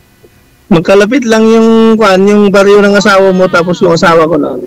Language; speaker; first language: Filipino; non-native, local second language; Iloko